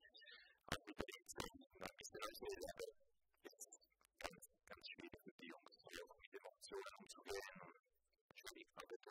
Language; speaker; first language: German; non-native, local second language; Italian